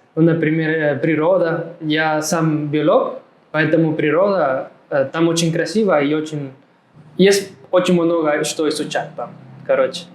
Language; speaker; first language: Russian; non-native, fluent; Spanish